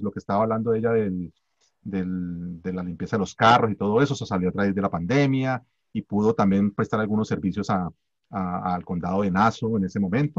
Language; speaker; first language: Spanish; native; Spanish